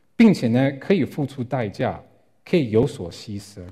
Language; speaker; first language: Chinese; non-native, fluent; English